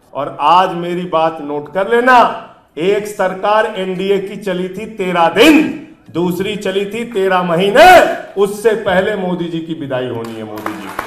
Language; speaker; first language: Hindi; native; Hindi